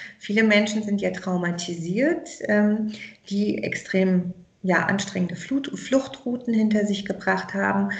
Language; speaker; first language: German; early bilingual, other home language; Persian